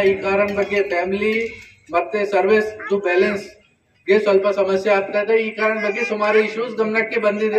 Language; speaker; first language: Kannada; non-native, fluent; Hindi